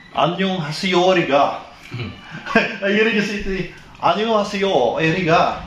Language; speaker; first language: Korean; non-native, learner; Filipino